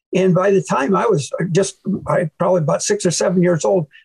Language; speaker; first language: English; native; English